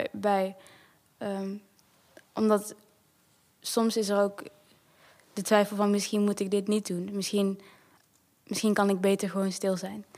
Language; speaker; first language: Dutch; early bilingual, other home language; Kinyarwanda